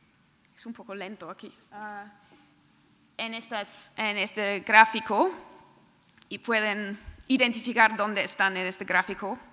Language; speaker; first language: Spanish; non-native, fluent; German